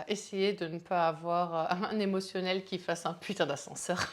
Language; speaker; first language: French; native; French